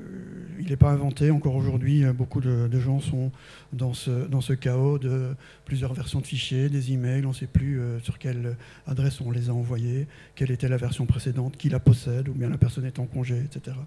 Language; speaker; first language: French; native; French